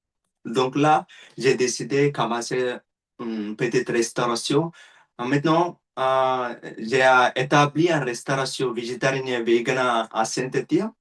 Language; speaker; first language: French; non-native, learner; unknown